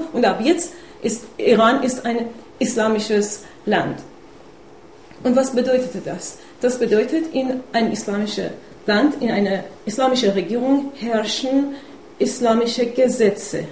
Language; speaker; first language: German; non-native, fluent; Persian